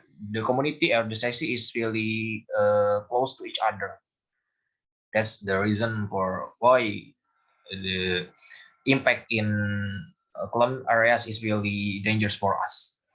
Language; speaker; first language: English; non-native, learner; Indonesian